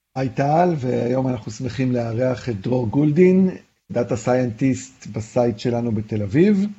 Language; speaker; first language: Hebrew; native; Hebrew